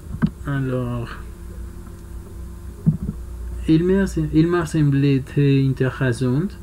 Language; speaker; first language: French; non-native, learner; Spanish